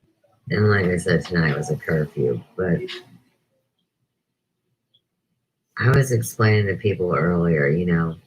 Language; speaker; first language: English; native; English